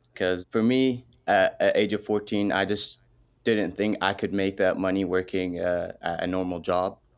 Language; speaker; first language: English; early bilingual, other home language; Arabic